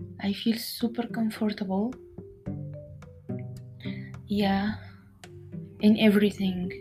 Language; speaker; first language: English; non-native, learner; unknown